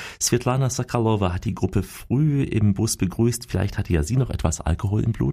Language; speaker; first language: German; native; German